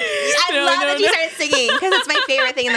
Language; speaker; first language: English; native; English